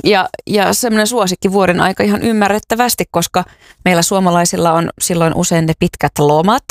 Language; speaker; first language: Finnish; native; Finnish